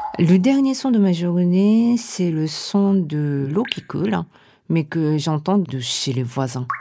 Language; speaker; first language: French; non-native, fluent; Japanese